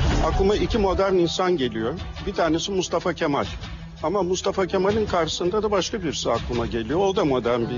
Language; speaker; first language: Turkish; native; Turkish